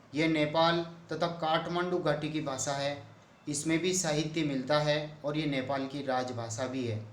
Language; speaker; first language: Hindi; native; Hindi